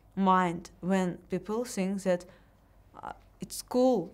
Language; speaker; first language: English; non-native, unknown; Russian